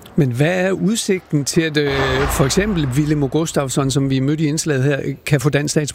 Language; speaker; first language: Danish; native; Danish